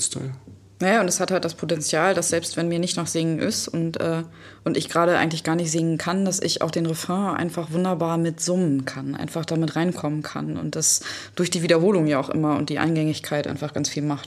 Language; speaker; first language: German; native; German